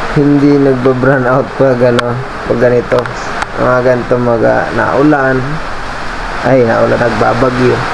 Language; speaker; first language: Filipino; non-native, local second language; Bikol